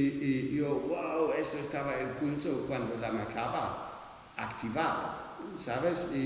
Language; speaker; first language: Spanish; non-native, learner; Dutch